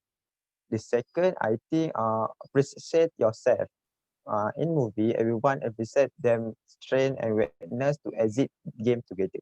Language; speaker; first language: English; non-native, learner; Malay